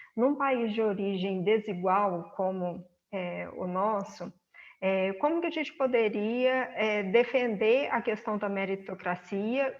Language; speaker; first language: Portuguese; native; Portuguese